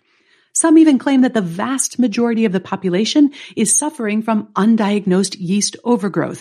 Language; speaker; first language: English; native; English